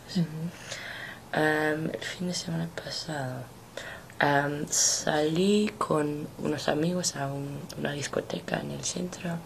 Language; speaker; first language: Spanish; non-native, fluent; English